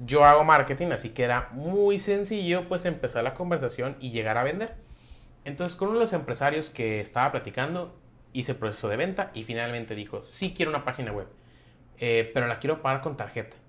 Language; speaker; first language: Spanish; native; Spanish